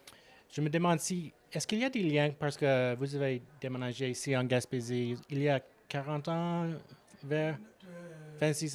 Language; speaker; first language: French; non-native, local second language; English